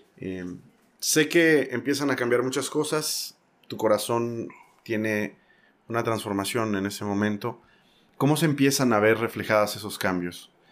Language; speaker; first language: Spanish; native; Spanish